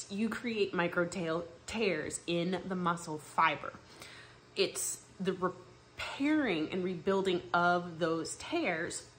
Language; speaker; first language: English; native; English